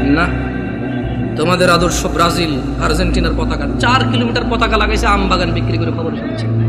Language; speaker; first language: Bangla; early bilingual, heritage; Bangla